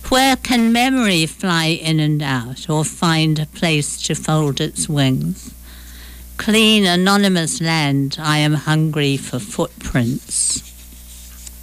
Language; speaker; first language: English; native; English